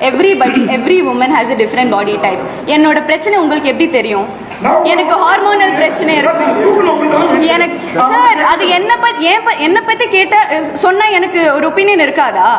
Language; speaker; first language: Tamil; non-native, fluent; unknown